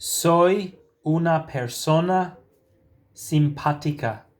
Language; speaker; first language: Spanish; non-native, fluent; English